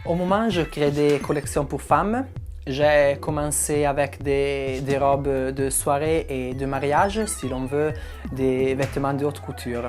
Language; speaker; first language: French; non-native, local second language; Italian